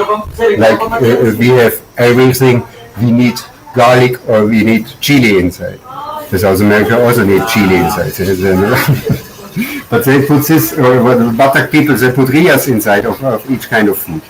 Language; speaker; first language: English; non-native, learner; German